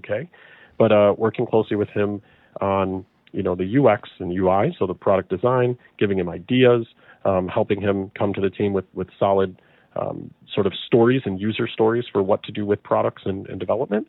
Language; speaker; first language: English; native; English